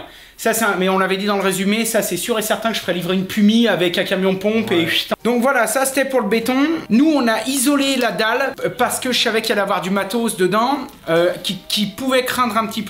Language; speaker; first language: French; native; French